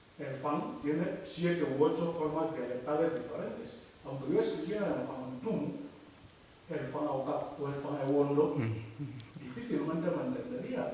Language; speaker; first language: Spanish; non-native, local second language; Fang